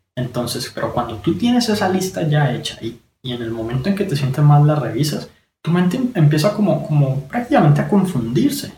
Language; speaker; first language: Spanish; native; Spanish